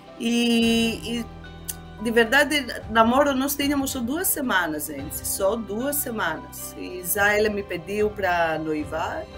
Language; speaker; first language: Portuguese; non-native, fluent; Greek